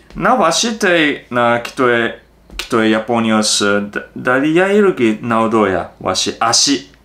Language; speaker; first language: Lithuanian; non-native, learner; Japanese